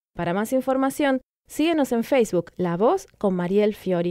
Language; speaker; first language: Spanish; native; Spanish